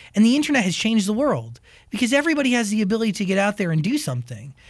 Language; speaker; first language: English; native; English